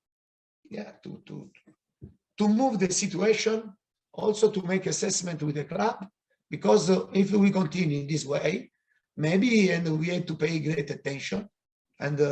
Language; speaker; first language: English; non-native, fluent; Italian